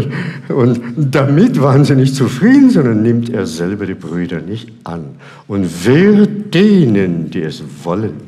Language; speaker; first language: German; non-native, fluent; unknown